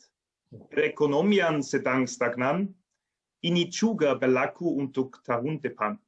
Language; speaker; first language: Indonesian; non-native, learner; German